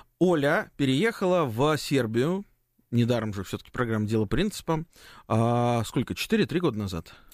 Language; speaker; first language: Russian; native; Russian